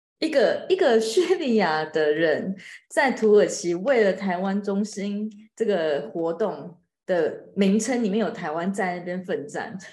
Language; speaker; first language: Chinese; native; Chinese